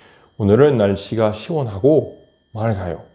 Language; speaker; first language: Korean; non-native, fluent; French